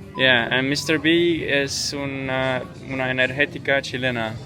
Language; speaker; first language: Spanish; non-native, learner; Estonian